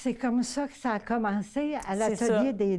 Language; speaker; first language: French; native; French